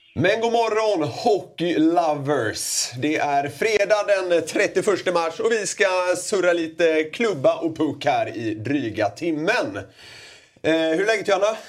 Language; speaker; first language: Swedish; native; Swedish